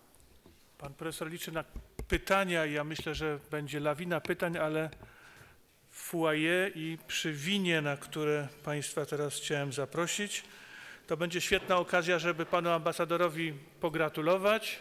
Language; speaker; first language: Polish; native; Polish